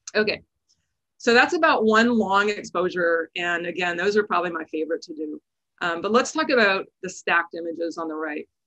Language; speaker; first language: English; native; English